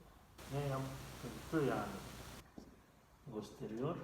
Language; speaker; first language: Turkish; non-native, fluent; Indonesian